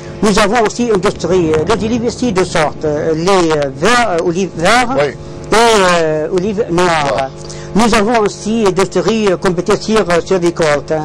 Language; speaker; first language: French; non-native, learner; Arabic